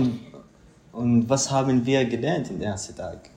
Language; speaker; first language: German; non-native, learner; Arabic